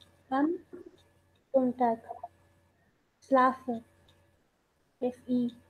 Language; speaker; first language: German; non-native, learner; Telugu